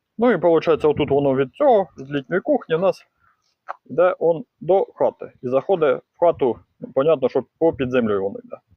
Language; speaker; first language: Ukrainian; native; Ukrainian